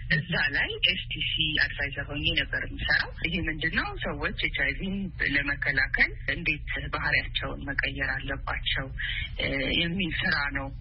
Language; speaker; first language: Amharic; native; Amharic